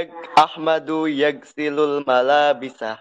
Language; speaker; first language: Arabic; non-native, learner; Indonesian